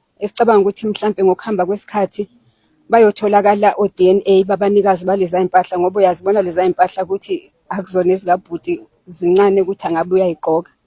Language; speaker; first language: Zulu; native; Zulu